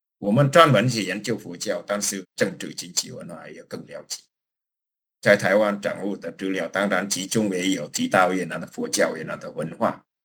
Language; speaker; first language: Chinese; non-native, fluent; Vietnamese